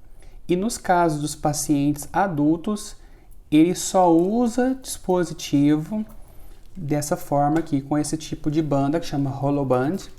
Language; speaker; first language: Portuguese; native; Portuguese